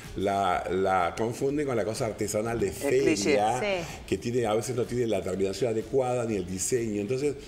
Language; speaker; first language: Spanish; native; Spanish